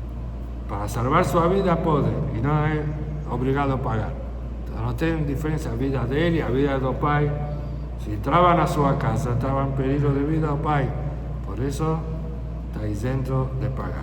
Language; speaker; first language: Portuguese; non-native, fluent; Spanish